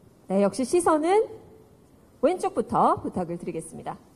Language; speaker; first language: Korean; native; Korean